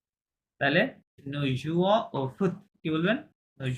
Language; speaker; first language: French; non-native, fluent; Bangla